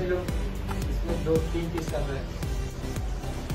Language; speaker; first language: Hindi; non-native, learner; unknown